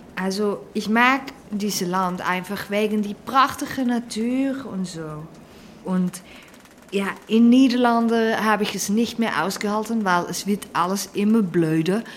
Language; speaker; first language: German; non-native, fluent; Dutch